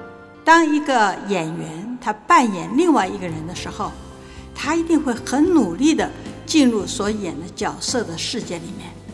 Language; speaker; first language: Chinese; native; Chinese